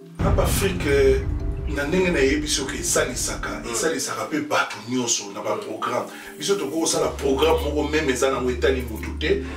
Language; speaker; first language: Lingala; non-native, local second language; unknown